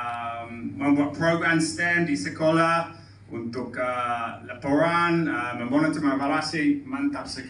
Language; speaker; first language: Indonesian; non-native, learner; English